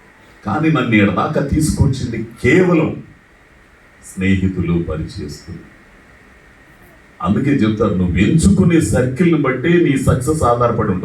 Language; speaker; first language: Telugu; native; Telugu